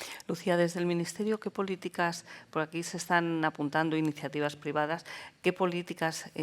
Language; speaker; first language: Spanish; native; Spanish